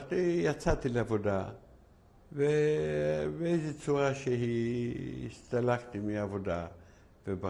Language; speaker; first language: Hebrew; non-native, fluent; Yiddish